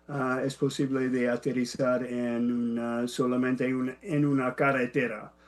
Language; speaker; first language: Spanish; non-native, fluent; English